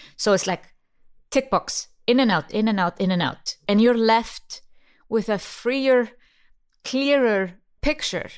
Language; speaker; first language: English; non-native, fluent; Icelandic